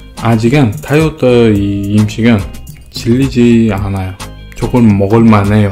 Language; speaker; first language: Korean; non-native, learner; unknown